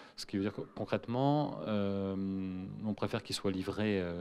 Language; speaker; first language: French; native; French